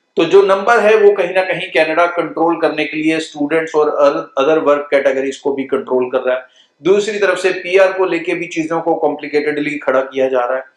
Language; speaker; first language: Hindi; non-native, local second language; Punjabi